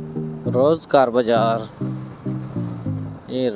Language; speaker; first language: Hindi; non-native, local second language; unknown